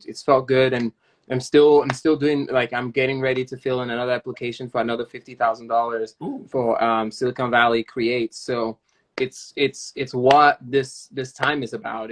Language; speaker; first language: English; non-native, local second language; Yoruba